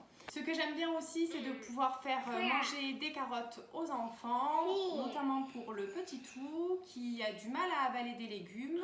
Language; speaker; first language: French; native; French